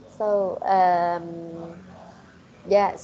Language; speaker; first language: English; non-native, learner; Vietnamese